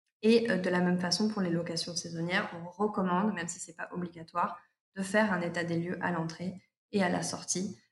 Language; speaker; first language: French; native; French